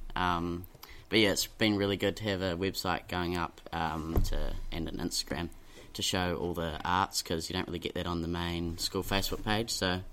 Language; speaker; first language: English; native; English